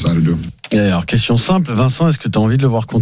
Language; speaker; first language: French; native; French